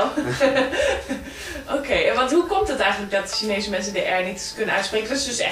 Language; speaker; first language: Dutch; native; Dutch